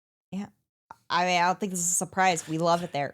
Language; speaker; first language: English; native; English